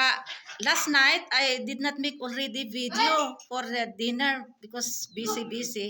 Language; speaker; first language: English; non-native, learner; Filipino